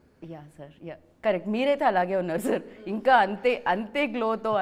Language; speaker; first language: Telugu; native; Telugu